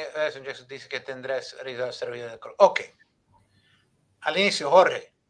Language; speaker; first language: Spanish; non-native, learner; English